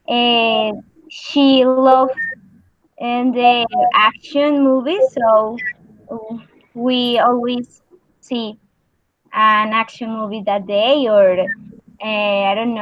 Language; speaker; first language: English; non-native, learner; Spanish